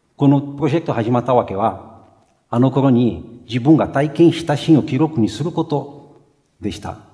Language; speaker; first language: Japanese; non-native, fluent; Portuguese